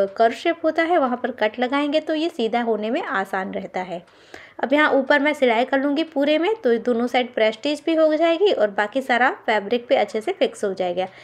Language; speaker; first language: Hindi; non-native, local second language; Gujarati